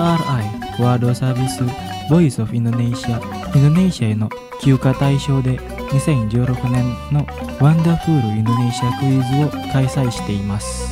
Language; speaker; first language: Japanese; non-native, fluent; Indonesian